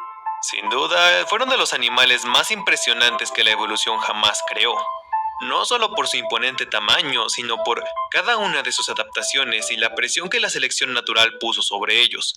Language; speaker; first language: Spanish; native; Spanish